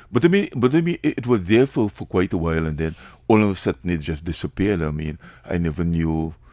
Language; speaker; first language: English; native; English